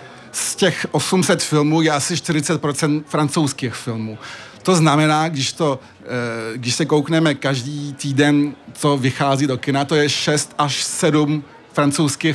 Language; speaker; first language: Czech; early bilingual, heritage; French